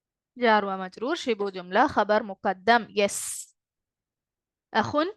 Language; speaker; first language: Arabic; non-native, fluent; Malayalam